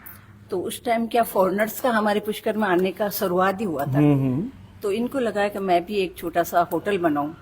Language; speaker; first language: Hindi; native; Hindi